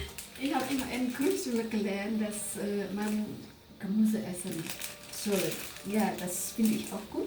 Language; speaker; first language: German; non-native, fluent; Javanese